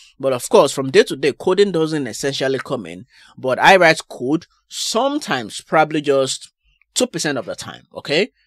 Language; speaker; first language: English; non-native, local second language; Yoruba